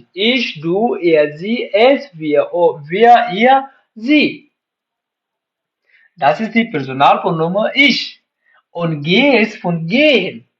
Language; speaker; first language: German; non-native, fluent; Pashto